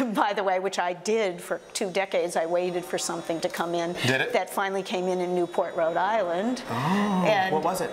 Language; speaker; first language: English; native; English